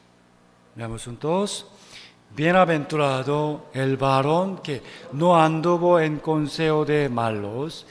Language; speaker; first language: Spanish; non-native, fluent; Korean